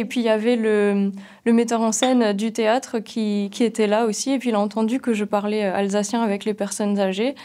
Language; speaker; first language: French; non-native, local second language; Swiss German